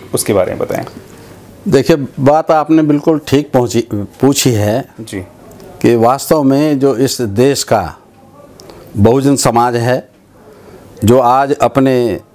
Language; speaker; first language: Hindi; native; Hindi